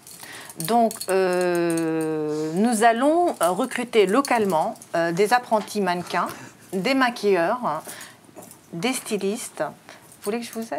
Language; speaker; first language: French; native; French